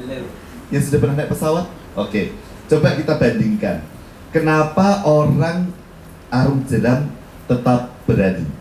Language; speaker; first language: Indonesian; native; Indonesian